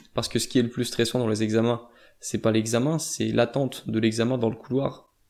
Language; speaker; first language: French; native; French